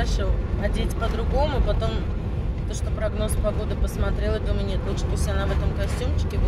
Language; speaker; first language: Russian; native; Russian